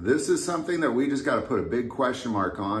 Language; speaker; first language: English; native; English